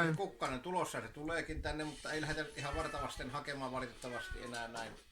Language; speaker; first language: Finnish; native; Finnish